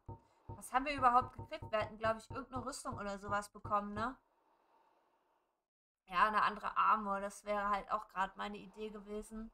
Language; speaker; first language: German; native; German